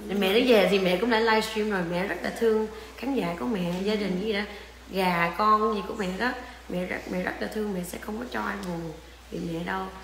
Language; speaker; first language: Vietnamese; early bilingual, heritage; Vietnamese